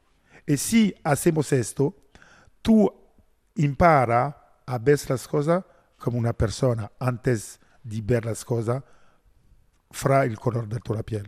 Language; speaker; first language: Spanish; non-native, learner; French